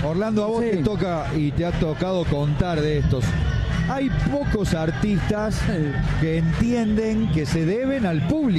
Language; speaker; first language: Spanish; native; Spanish